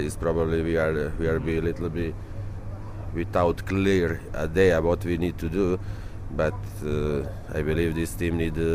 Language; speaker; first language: English; non-native, learner; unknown